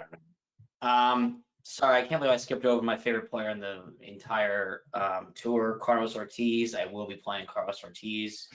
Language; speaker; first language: English; native; English